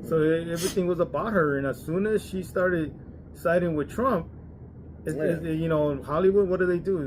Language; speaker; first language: English; native; English